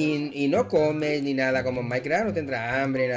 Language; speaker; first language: Spanish; native; Spanish